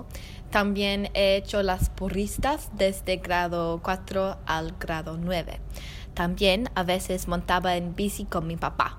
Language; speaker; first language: Spanish; non-native, learner; English